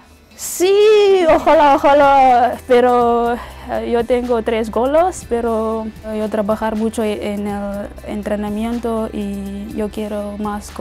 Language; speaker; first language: Spanish; non-native, learner; English